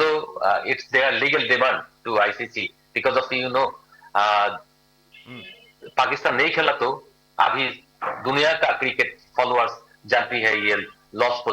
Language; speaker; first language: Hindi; non-native, learner; Bangla